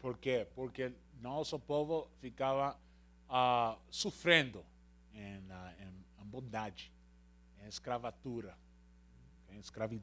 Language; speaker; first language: Portuguese; non-native, learner; Spanish